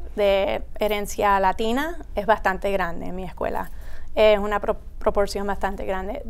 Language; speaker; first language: Spanish; early bilingual, heritage; Spanish